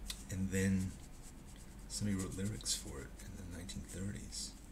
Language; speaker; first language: English; native; English